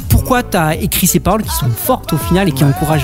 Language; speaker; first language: French; native; French